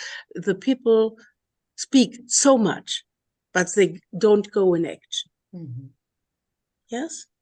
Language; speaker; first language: English; non-native, learner; German